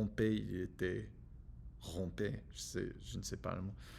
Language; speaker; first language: French; non-native, learner; English